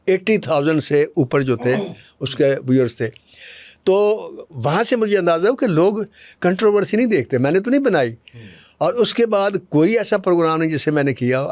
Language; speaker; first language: Urdu; non-native, local second language; Punjabi